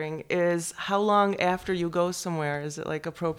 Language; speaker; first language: English; early bilingual, other home language; Polish